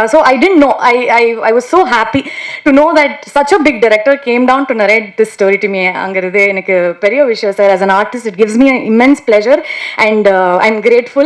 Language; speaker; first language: Tamil; non-native, learner; Kannada